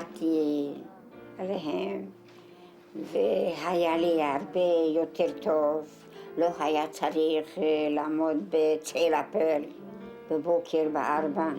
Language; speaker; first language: Hebrew; non-native, fluent; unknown